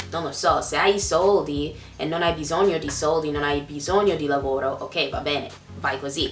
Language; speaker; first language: Italian; non-native, fluent; English